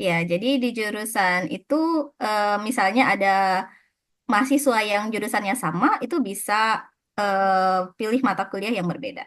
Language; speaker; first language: Indonesian; non-native, fluent; Japanese